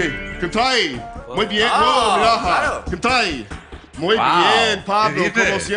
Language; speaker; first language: Spanish; non-native, fluent; English